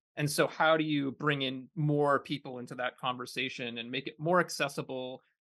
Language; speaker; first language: English; native; English